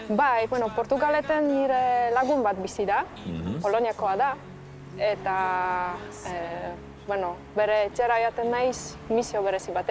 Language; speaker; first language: Basque; non-native, fluent; Polish